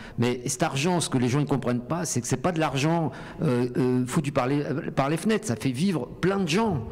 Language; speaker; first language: French; native; French